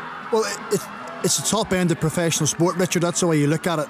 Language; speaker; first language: English; native; English